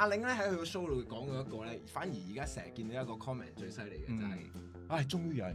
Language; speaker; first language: Cantonese; native; Cantonese